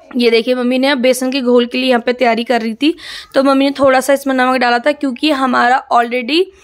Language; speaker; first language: Hindi; non-native, local second language; Assamese